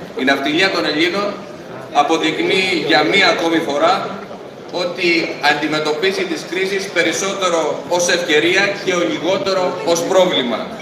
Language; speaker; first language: Greek; native; Greek